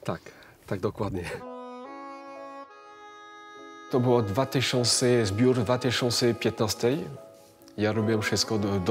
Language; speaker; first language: Polish; early bilingual, heritage; French